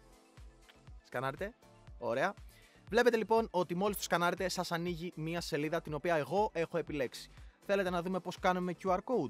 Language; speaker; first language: Greek; native; Greek